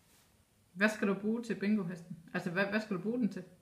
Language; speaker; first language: Danish; native; Danish